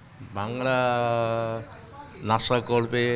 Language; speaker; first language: Hindi; non-native, local second language; Chinese